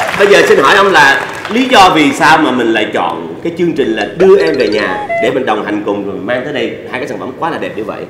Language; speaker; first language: Vietnamese; native; Vietnamese